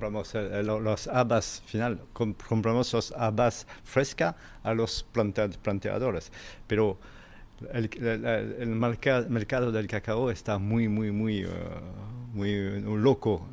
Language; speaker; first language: Spanish; non-native, fluent; French